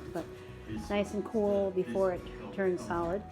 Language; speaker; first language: English; native; English